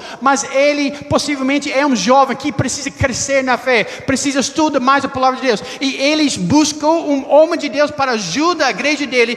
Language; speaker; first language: Portuguese; non-native, learner; English